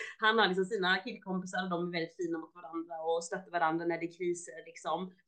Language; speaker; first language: Swedish; early bilingual, other home language; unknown